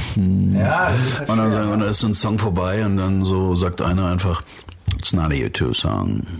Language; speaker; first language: German; native; German